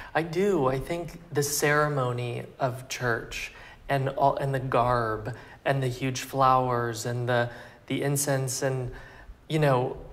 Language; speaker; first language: English; native; English